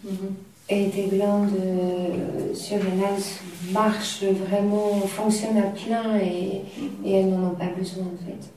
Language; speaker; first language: French; native; French